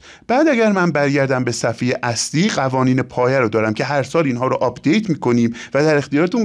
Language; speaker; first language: Persian; native; Persian